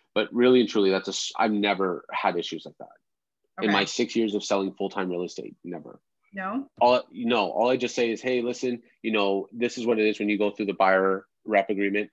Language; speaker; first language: English; native; English